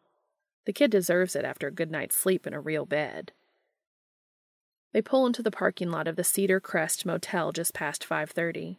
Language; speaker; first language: English; native; English